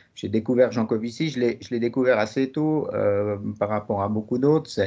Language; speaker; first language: French; native; French